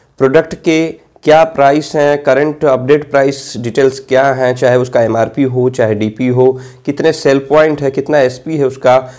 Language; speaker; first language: Hindi; native; Hindi